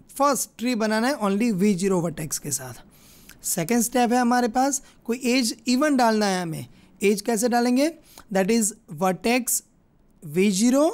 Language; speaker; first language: Hindi; non-native, local second language; Gujarati